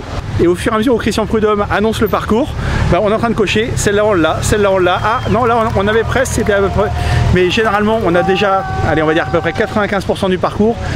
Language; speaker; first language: French; native; French